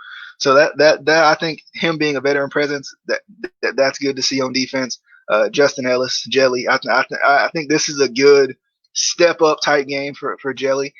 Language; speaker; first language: English; native; English